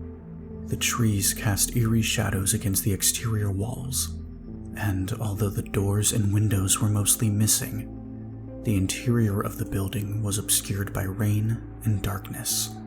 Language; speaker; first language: English; native; English